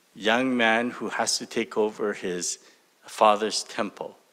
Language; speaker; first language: English; early bilingual, other home language; Japanese